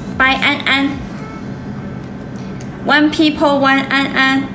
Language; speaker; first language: English; non-native, learner; Chinese